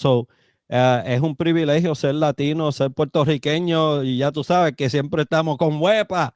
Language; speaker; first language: Spanish; early bilingual, heritage; Spanish